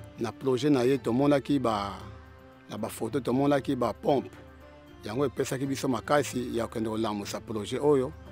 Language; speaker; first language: Lingala; non-native, local second language; Kongo